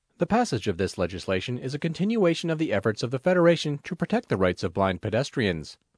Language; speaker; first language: English; native; English